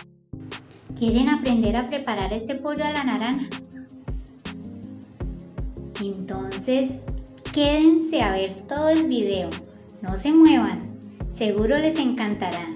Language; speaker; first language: Spanish; native; Spanish